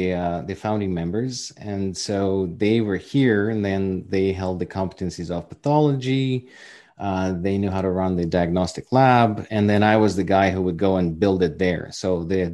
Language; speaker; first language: English; non-native, fluent; Ukrainian